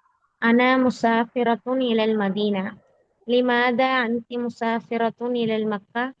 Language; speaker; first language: Arabic; non-native, learner; Tamil